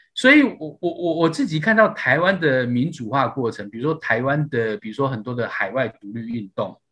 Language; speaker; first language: Chinese; native; Chinese